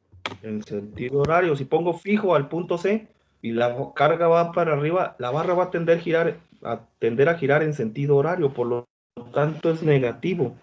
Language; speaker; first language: Spanish; native; Spanish